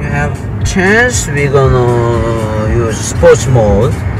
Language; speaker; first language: English; non-native, learner; Korean